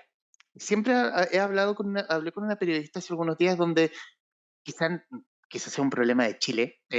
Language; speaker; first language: Spanish; native; Spanish